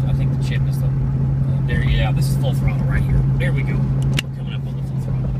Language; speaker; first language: English; native; English